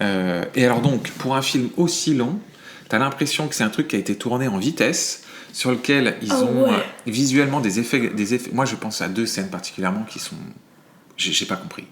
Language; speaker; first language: French; native; French